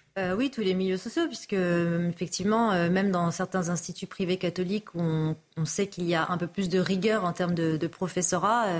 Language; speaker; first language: French; native; French